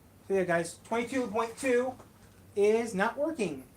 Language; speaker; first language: English; native; English